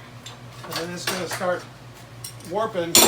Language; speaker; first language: English; native; English